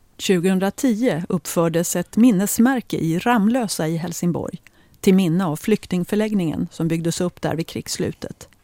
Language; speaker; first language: Swedish; native; Swedish